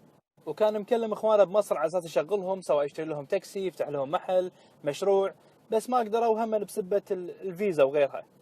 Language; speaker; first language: Arabic; native; Arabic